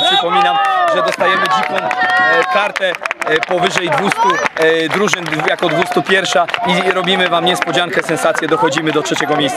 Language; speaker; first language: Polish; native; Polish